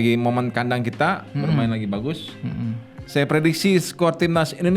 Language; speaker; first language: Indonesian; native; Indonesian